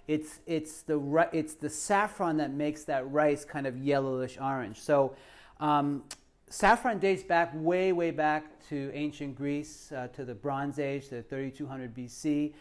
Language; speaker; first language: English; native; English